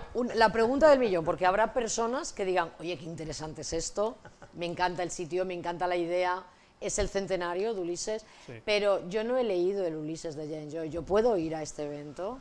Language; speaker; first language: Spanish; native; Spanish